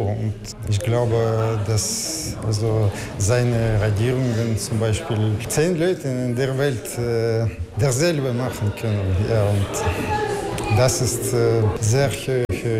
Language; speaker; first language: German; non-native, learner; Russian